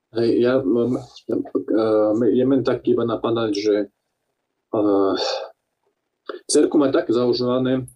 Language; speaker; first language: Slovak; non-native, local second language; Rusyn